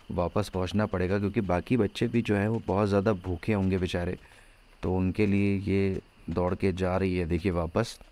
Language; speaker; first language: Hindi; native; Hindi